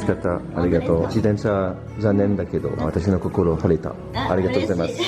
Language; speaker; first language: Japanese; non-native, learner; French